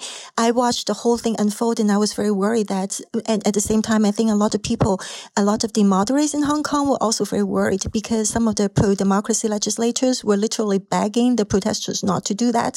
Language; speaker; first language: English; non-native, local second language; Cantonese